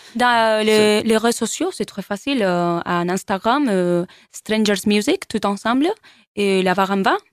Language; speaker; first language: French; non-native, learner; Spanish